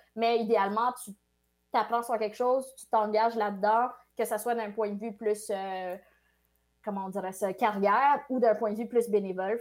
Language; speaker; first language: French; early bilingual, other home language; Tamil